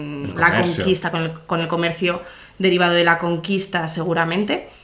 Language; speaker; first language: Spanish; native; Spanish